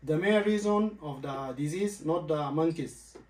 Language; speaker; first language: English; non-native, learner; Arabic